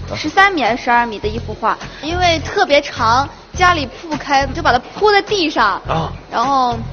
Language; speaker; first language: Chinese; native; Chinese